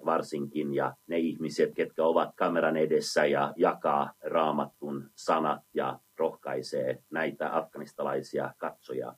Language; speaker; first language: Finnish; non-native, fluent; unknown